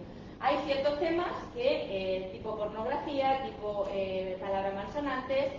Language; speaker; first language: Spanish; native; Spanish